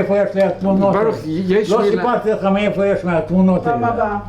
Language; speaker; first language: Hebrew; non-native, fluent; Yiddish